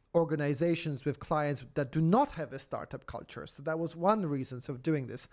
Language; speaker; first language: English; non-native, fluent; Polish